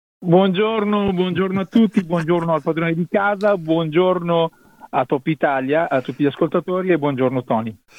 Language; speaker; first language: Italian; native; Italian